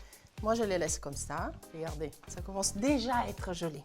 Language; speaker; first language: French; non-native, fluent; Italian